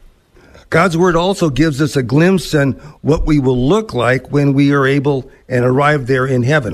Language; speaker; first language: English; native; English